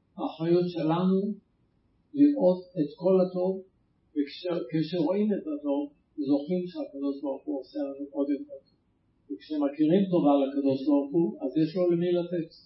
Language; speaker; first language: Hebrew; native; Hebrew